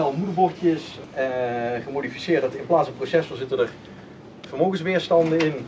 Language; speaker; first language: Dutch; native; Dutch